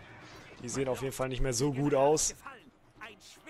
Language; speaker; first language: German; native; German